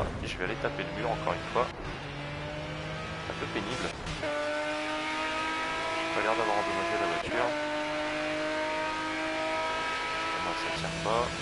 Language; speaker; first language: French; native; French